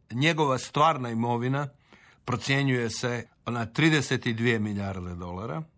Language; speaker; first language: Croatian; native; Croatian